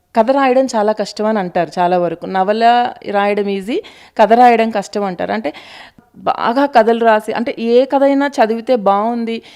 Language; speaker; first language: Telugu; native; Telugu